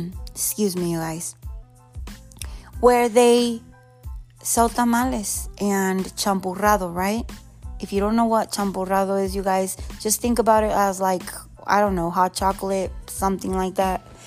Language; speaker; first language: English; early bilingual, other home language; Spanish